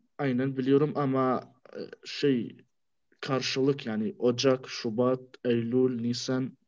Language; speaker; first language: Turkish; non-native, learner; Arabic